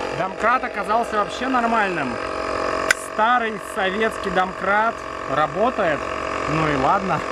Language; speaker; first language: Russian; native; Russian